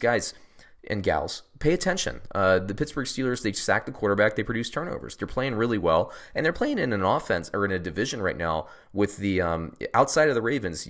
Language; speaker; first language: English; native; English